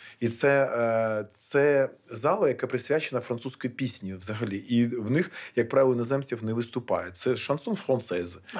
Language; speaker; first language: Ukrainian; non-native, local second language; Russian